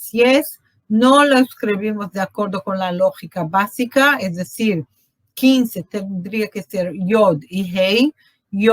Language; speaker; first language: Spanish; non-native, fluent; Portuguese